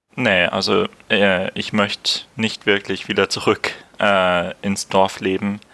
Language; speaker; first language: German; native; German